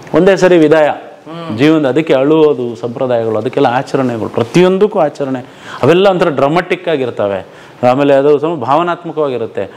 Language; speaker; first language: Kannada; non-native, local second language; Lambadi